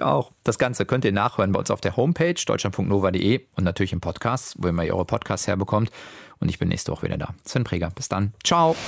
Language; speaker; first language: German; native; German